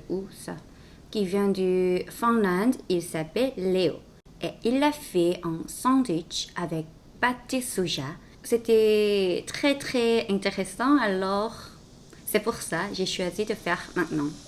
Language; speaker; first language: French; non-native, fluent; Korean